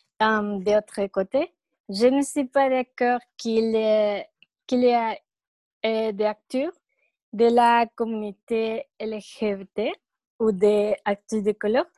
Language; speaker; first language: French; non-native, learner; Spanish